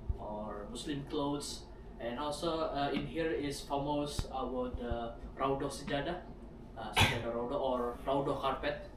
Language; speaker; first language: English; non-native, learner; Indonesian